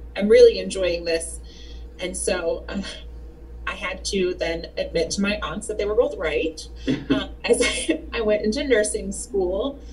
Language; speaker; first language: English; native; English